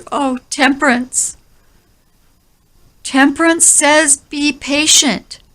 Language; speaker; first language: English; native; English